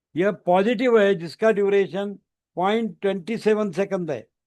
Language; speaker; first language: Hindi; non-native, local second language; Marathi